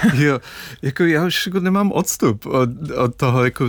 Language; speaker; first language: Czech; non-native, fluent; English